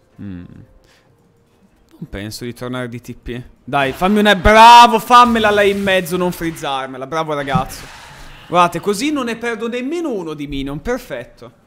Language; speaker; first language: Italian; native; Italian